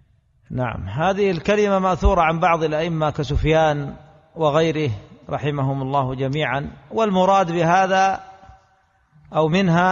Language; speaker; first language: Arabic; native; Arabic